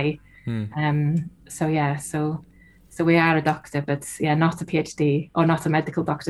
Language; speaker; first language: English; non-native, local second language; Welsh